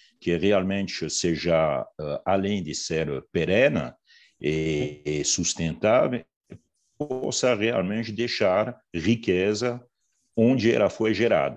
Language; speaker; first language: Portuguese; non-native, fluent; French